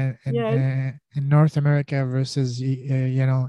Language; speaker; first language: English; non-native, fluent; French